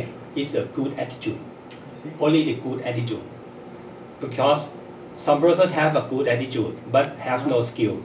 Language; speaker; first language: English; non-native, learner; Thai